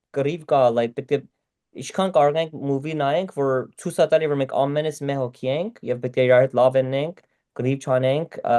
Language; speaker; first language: Armenian; early bilingual, heritage; Armenian